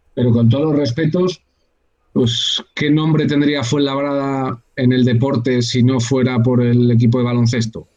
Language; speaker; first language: Spanish; native; Spanish